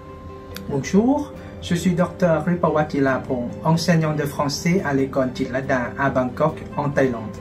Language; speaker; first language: French; non-native, fluent; Thai